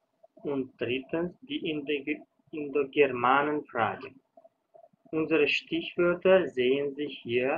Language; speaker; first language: German; non-native, fluent; Uzbek